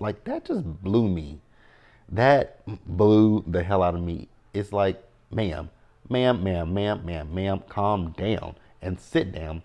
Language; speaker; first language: English; native; English